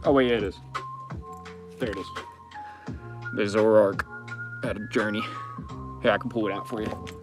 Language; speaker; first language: English; native; English